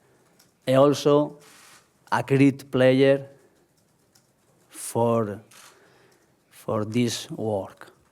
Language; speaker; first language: English; non-native, learner; Spanish